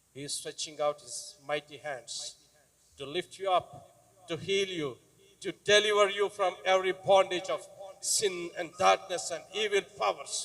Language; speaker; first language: English; non-native, local second language; Telugu